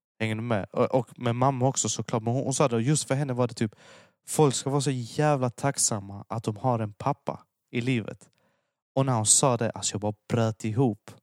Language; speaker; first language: Swedish; early bilingual, other home language; Persian